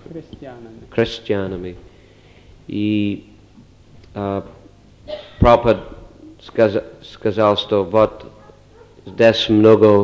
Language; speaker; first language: Russian; non-native, fluent; English